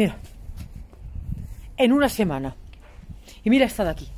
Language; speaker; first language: Spanish; native; Spanish